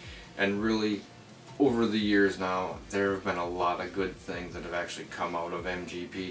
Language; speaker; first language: English; native; English